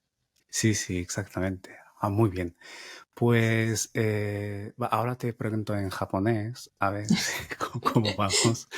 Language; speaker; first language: Spanish; non-native, fluent; Japanese